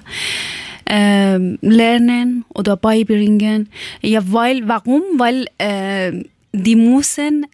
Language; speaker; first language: German; non-native, learner; Persian